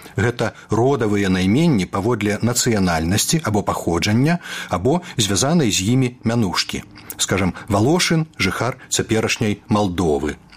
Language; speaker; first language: Belarusian; native; Belarusian